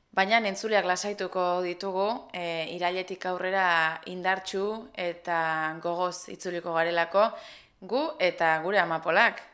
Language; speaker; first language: Basque; native; Basque